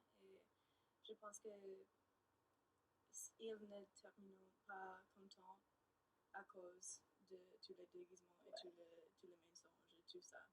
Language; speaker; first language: French; non-native, learner; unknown